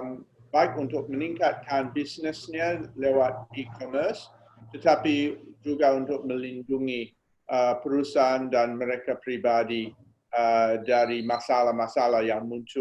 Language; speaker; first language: Indonesian; non-native, fluent; English